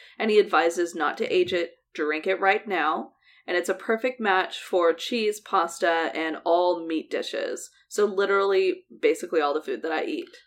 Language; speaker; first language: English; native; English